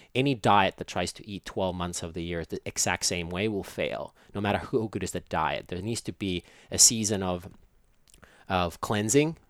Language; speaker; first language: English; non-native, fluent; Finnish